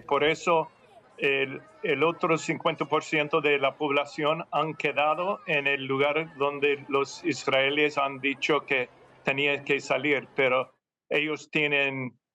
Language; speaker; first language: Spanish; non-native, fluent; English